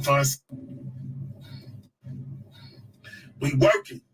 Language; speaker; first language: English; native; English